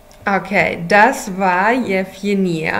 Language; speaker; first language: German; non-native, fluent; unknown